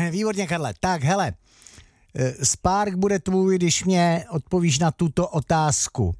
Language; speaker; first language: Czech; native; Czech